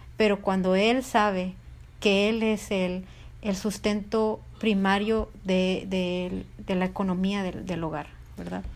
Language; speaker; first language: Spanish; early bilingual, heritage; Spanish